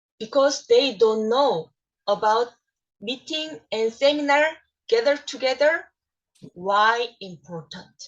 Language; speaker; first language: English; non-native, learner; Korean